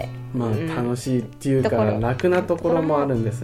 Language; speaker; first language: Japanese; non-native, fluent; Chinese